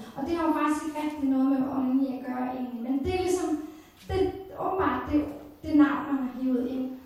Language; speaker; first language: Danish; native; Danish